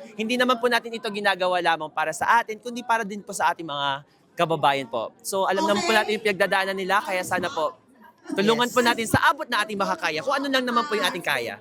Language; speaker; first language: Filipino; native; Filipino